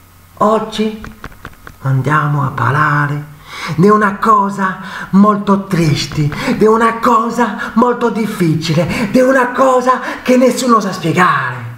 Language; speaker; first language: Italian; non-native, fluent; French